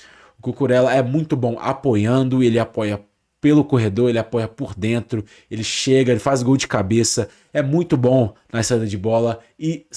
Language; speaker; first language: Portuguese; native; Portuguese